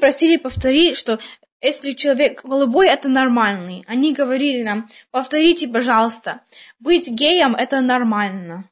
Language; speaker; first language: Russian; early bilingual, heritage; Russian